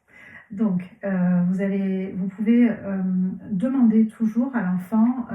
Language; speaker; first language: French; native; French